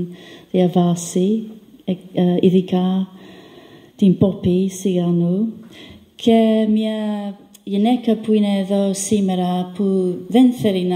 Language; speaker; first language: Greek; non-native, learner; English